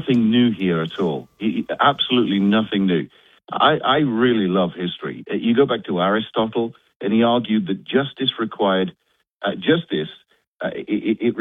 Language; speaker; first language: English; native; English